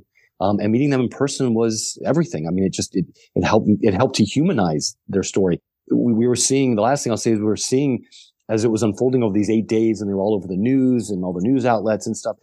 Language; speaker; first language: English; native; English